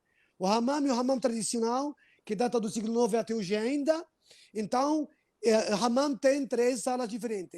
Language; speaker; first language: Portuguese; non-native, fluent; Arabic